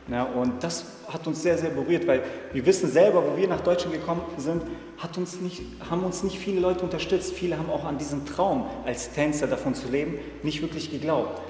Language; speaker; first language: German; early bilingual, other home language; Serbian